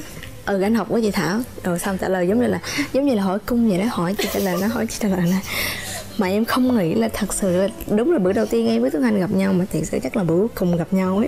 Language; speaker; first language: Vietnamese; native; Vietnamese